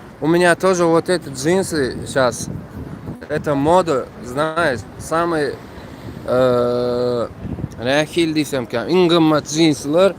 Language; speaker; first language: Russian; non-native, fluent; Turkmen